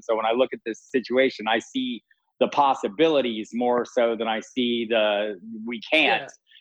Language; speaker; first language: English; native; English